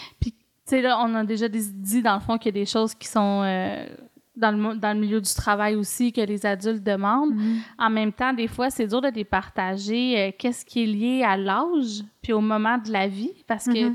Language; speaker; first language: French; native; French